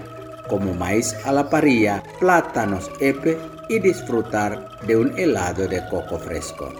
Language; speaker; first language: Spanish; non-native, fluent; Indonesian